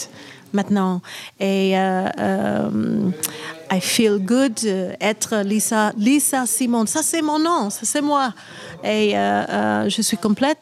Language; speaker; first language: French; non-native, learner; English